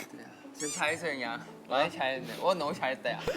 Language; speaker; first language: Korean; non-native, fluent; Chinese